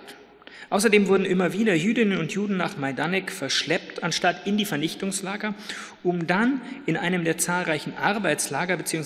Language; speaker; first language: German; native; German